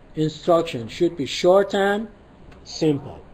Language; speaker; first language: English; non-native, fluent; Persian